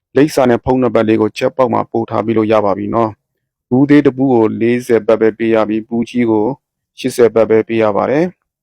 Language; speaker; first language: Burmese; non-native, local second language; Shan